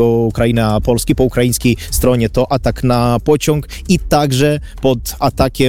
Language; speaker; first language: Polish; non-native, fluent; Ukrainian